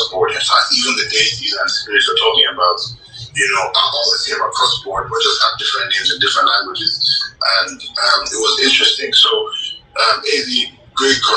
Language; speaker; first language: English; non-native, local second language; Igbo